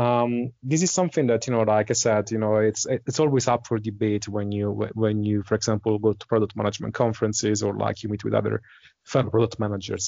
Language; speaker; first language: English; non-native, fluent; Italian